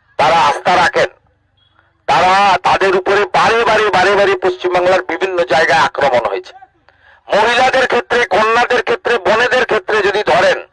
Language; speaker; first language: Bangla; native; Bangla